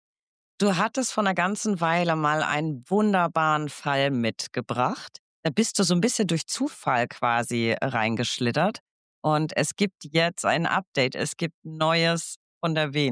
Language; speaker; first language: German; native; German